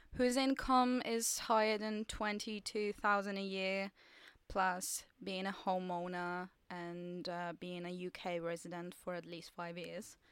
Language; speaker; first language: English; non-native, fluent; Polish